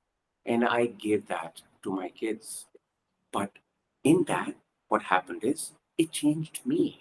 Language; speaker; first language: English; non-native, local second language; Punjabi